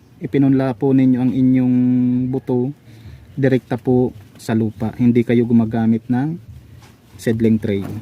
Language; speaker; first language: Filipino; non-native, local second language; Bikol